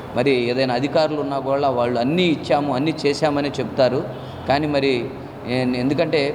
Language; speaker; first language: Telugu; non-native, local second language; Lambadi